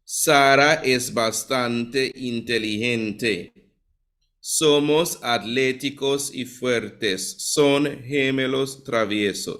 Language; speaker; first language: Spanish; non-native, fluent; English